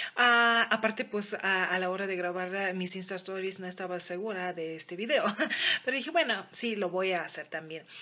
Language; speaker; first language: Spanish; non-native, fluent; Lithuanian